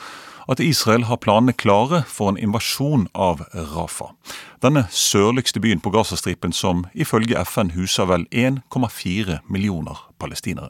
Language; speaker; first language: Norwegian; native; Norwegian